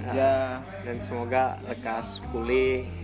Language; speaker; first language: Indonesian; native; Indonesian